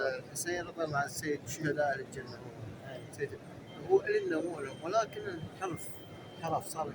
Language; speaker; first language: Arabic; native; Arabic